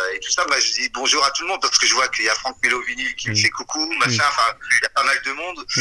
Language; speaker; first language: French; native; French